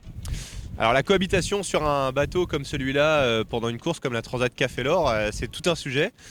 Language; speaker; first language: French; native; French